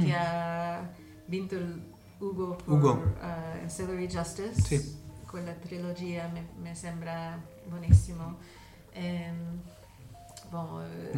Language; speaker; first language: Italian; non-native, learner; English